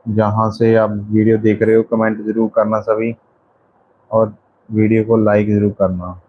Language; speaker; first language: Hindi; non-native, local second language; Punjabi